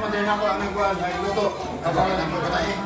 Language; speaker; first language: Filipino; non-native, local second language; Cebuano